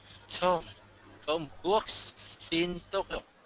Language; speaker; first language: English; non-native, learner; Vietnamese